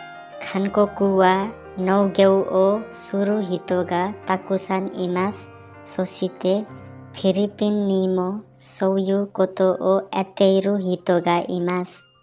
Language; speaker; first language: Japanese; non-native, learner; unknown